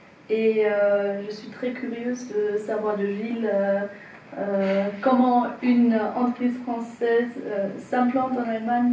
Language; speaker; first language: French; non-native, fluent; German